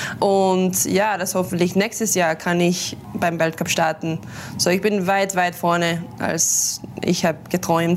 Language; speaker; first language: German; non-native, learner; English